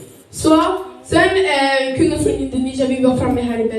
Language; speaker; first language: Swedish; early bilingual, other home language; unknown